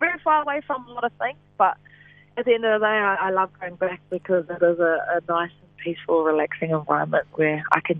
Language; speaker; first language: English; native; English